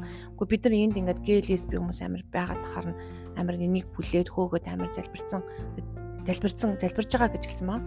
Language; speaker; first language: Mongolian; native; Mongolian